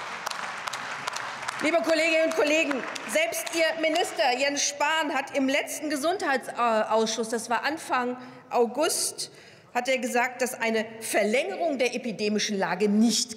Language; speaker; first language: German; native; German